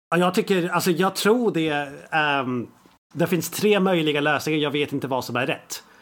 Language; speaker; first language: Swedish; non-native, fluent; English